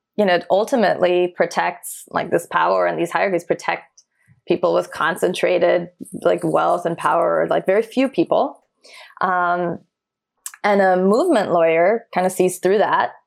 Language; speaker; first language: English; early bilingual, other home language; German